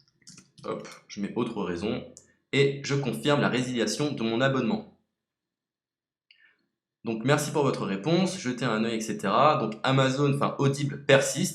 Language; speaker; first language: French; native; French